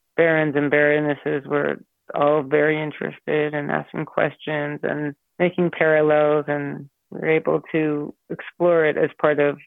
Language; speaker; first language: English; early bilingual, other home language; Armenian